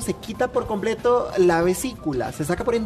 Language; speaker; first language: Spanish; native; Spanish